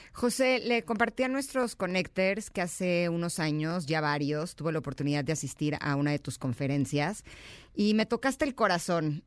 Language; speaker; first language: Spanish; native; Spanish